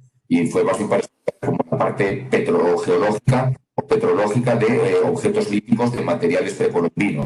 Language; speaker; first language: Spanish; native; Spanish